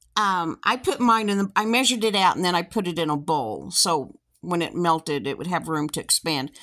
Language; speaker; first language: English; native; English